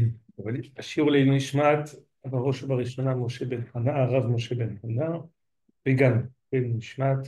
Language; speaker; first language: Hebrew; non-native, fluent; French